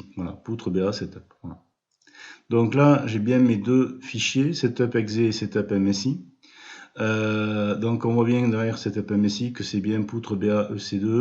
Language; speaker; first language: French; native; French